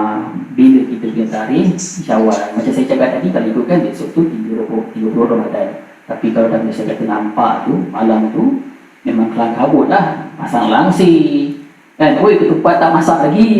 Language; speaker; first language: Malay; native; Malay